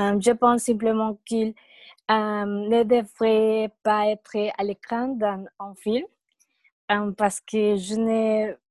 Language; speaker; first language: French; non-native, learner; Spanish